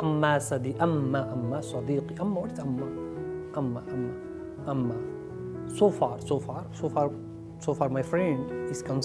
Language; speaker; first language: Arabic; non-native, fluent; Urdu